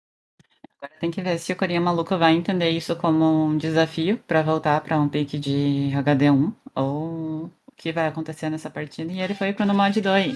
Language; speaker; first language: Portuguese; native; Portuguese